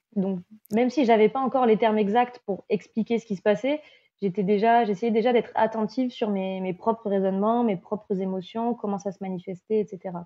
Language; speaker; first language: French; native; French